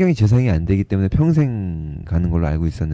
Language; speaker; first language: Korean; native; Korean